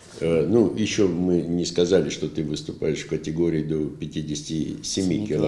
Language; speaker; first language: Russian; native; Russian